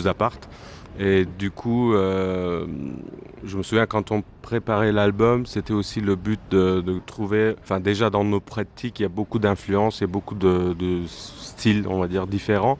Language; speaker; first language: French; non-native, fluent; Turkish